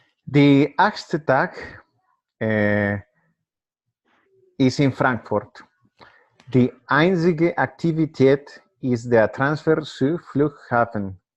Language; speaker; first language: German; non-native, learner; Spanish